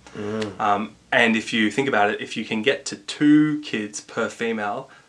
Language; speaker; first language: English; native; English